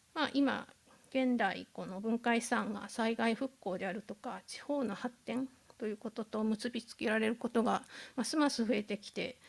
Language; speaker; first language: Japanese; native; Japanese